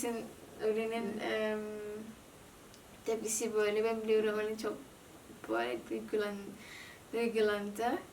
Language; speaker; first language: Turkish; non-native, learner; Indonesian